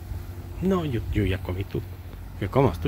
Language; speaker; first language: Spanish; native; Spanish